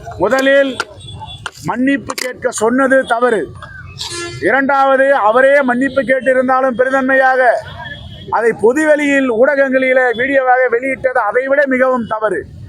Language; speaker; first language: Tamil; native; Tamil